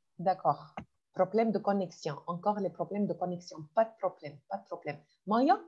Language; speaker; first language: French; non-native, fluent; Arabic